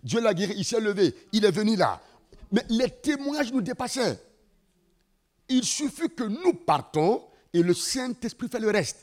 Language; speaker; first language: French; non-native, local second language; Mossi